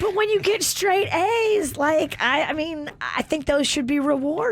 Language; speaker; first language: English; native; English